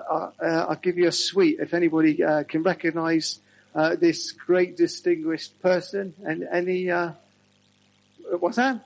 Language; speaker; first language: English; native; English